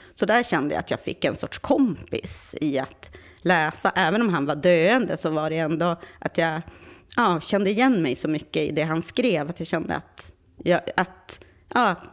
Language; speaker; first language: Swedish; native; Swedish